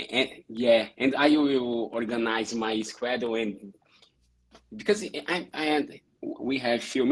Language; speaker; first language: English; non-native, learner; Portuguese